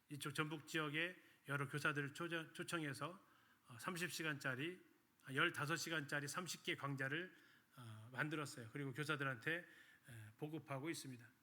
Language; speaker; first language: Korean; native; Korean